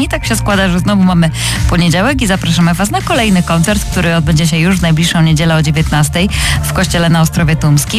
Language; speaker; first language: Polish; native; Polish